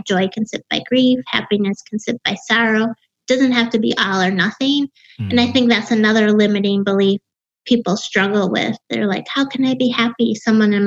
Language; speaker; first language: English; native; English